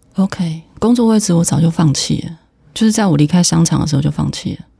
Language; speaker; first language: Chinese; native; Chinese